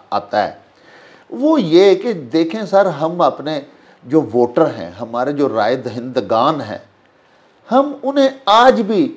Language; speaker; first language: Urdu; non-native, local second language; Punjabi